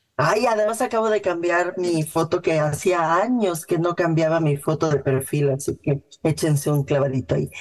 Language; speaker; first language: Spanish; native; Spanish